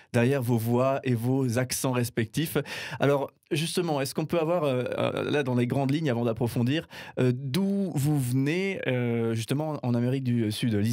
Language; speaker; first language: French; native; French